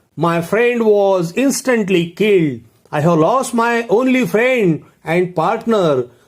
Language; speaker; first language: English; non-native, local second language; Marathi